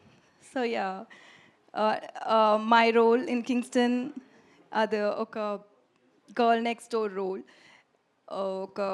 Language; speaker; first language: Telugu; non-native, learner; Tamil